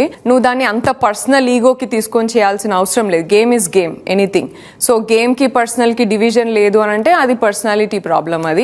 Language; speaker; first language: Telugu; native; Telugu